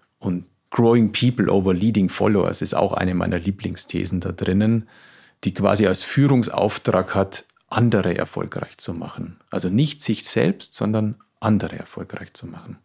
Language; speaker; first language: German; native; German